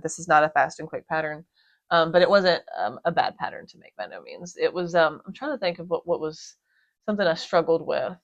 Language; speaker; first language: English; native; English